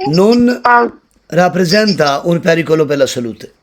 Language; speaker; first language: Italian; non-native, learner; Hindi